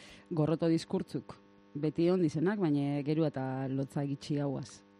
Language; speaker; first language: Basque; native; Basque